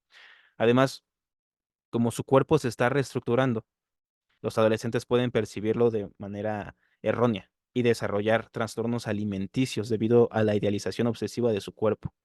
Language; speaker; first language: Spanish; native; Spanish